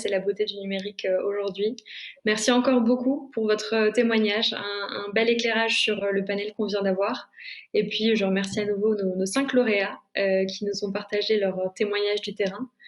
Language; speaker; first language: French; native; French